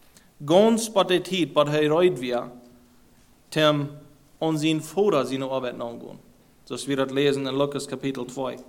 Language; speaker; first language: Dutch; non-native, learner; German